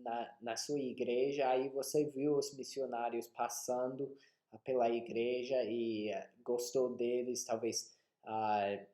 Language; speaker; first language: Portuguese; non-native, fluent; English